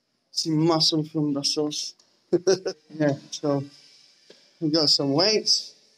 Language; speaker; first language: English; non-native, fluent; Polish